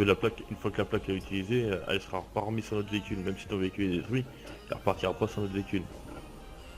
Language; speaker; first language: French; native; French